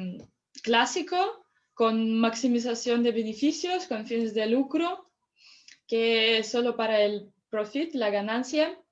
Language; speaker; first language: Spanish; non-native, fluent; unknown